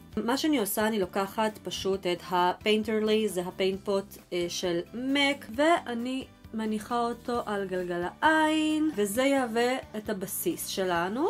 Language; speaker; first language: Hebrew; early bilingual, other home language; Russian